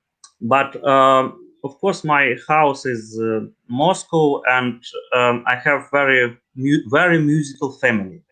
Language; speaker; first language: English; non-native, learner; Russian